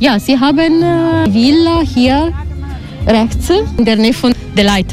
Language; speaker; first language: German; non-native, learner; Italian